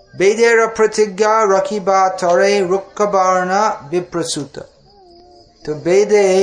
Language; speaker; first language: Bangla; non-native, fluent; English